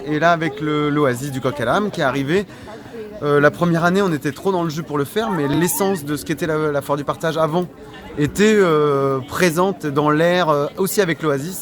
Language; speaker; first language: French; native; French